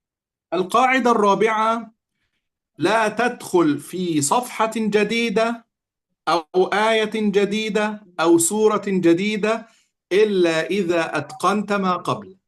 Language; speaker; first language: Arabic; native; Arabic